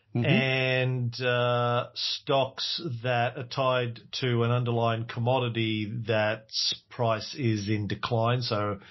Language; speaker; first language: English; native; English